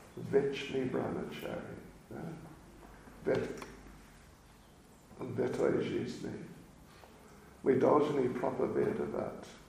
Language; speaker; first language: Russian; non-native, learner; English